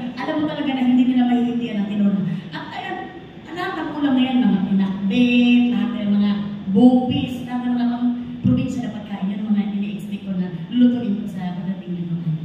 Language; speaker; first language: Filipino; non-native, local second language; Cebuano